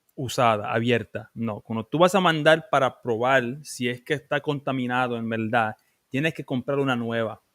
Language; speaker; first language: Spanish; early bilingual, other home language; English